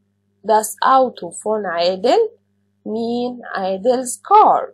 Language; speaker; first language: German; non-native, fluent; Arabic